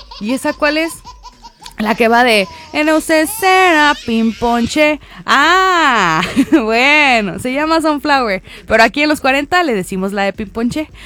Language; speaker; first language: Spanish; native; Spanish